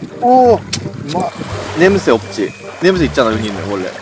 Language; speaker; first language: Korean; non-native, fluent; Japanese